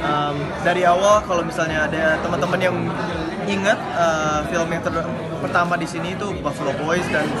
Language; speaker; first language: Indonesian; early bilingual, heritage; English